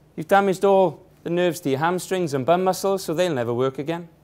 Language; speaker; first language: English; native; English